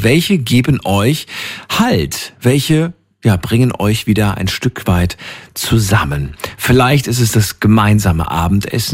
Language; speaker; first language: German; native; German